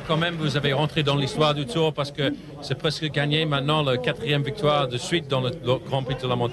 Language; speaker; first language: French; non-native, fluent; English